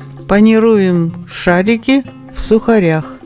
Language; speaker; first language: Russian; native; Russian